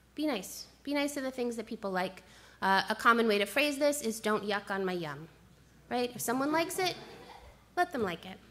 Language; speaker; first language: English; native; English